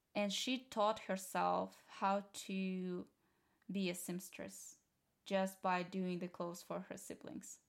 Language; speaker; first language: English; non-native, fluent; Russian